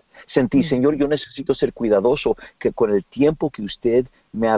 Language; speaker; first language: Spanish; early bilingual, heritage; Spanish